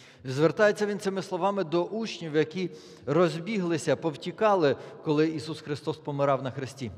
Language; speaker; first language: Polish; non-native, learner; Ukrainian